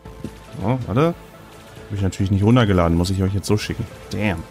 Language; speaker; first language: German; native; German